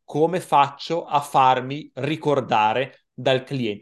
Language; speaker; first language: Italian; native; Italian